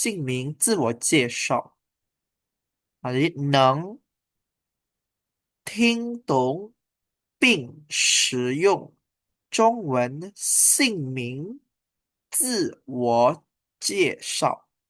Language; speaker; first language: Chinese; non-native, fluent; Indonesian